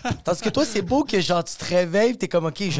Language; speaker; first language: French; native; French